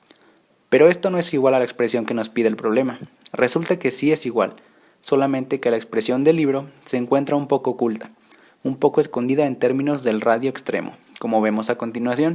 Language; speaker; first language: Spanish; native; Spanish